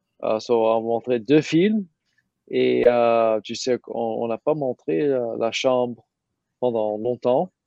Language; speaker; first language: French; non-native, learner; English